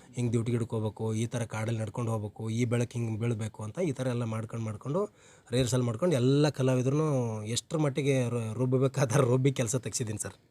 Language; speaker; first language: Kannada; native; Kannada